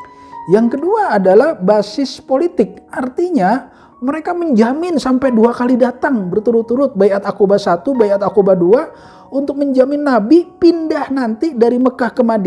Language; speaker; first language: Indonesian; native; Indonesian